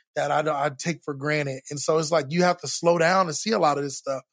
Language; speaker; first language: English; native; English